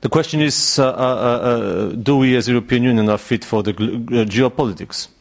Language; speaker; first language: English; non-native, fluent; Polish